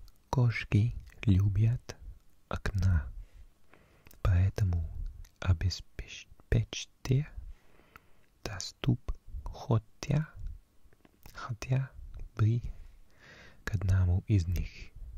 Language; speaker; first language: Russian; non-native, learner; English